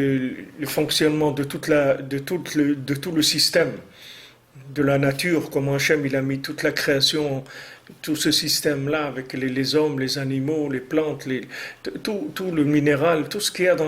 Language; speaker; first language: French; native; French